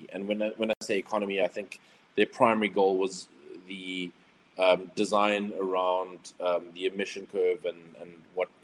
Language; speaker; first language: English; native; English